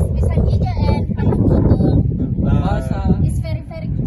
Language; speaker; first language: English; non-native, learner; Indonesian